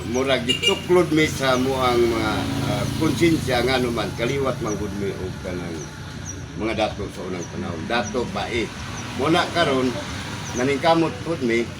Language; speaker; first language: Cebuano; non-native, local second language; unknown